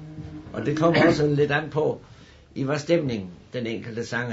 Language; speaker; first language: Danish; native; Danish